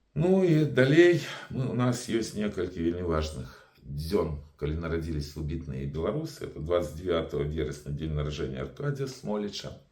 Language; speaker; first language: Belarusian; non-native, local second language; Russian